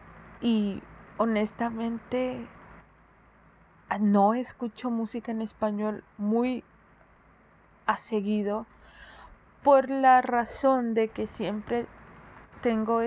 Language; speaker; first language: Spanish; early bilingual, heritage; Spanish